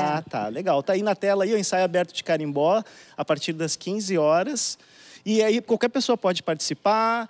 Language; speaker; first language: Portuguese; native; Portuguese